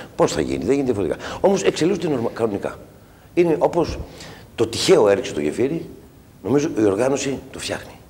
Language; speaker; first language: Greek; native; Greek